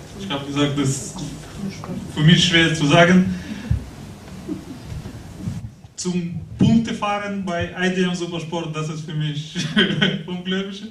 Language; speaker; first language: German; non-native, learner; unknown